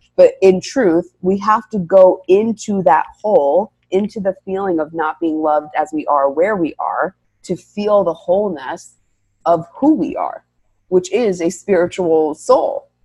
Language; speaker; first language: English; native; English